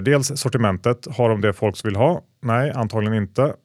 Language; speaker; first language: Swedish; native; Swedish